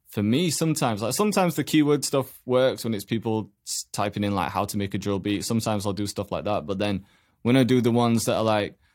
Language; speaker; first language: English; native; English